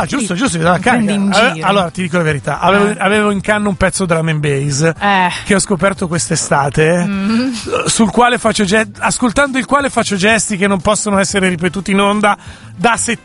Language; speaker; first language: Italian; native; Italian